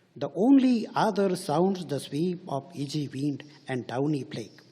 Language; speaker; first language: English; non-native, local second language; Marathi